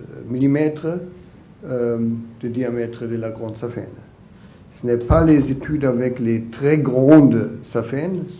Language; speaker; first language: French; non-native, learner; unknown